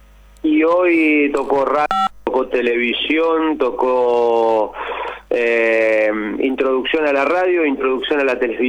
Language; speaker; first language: Spanish; native; Spanish